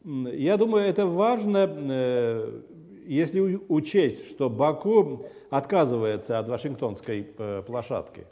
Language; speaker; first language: Russian; non-native, fluent; Armenian